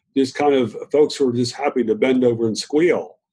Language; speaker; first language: English; native; English